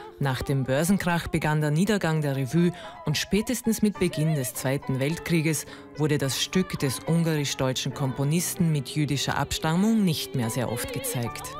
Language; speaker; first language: German; native; German